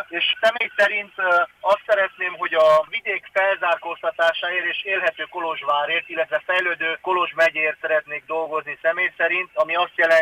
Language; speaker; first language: Hungarian; native; Hungarian